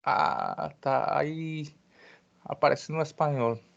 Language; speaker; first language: Portuguese; non-native, learner; Spanish